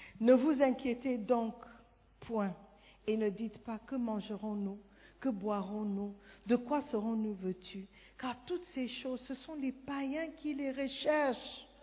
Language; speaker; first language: French; non-native, fluent; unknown